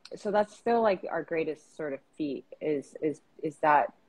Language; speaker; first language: English; non-native, fluent; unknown